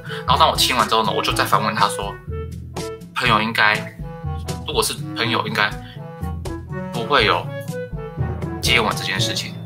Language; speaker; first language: Chinese; native; Chinese